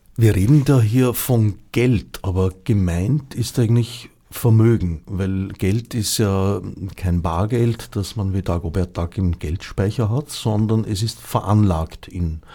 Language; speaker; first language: German; native; German